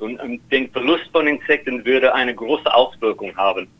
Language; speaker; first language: German; non-native, learner; English